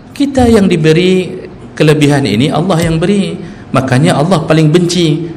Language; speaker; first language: Malay; non-native, local second language; Achinese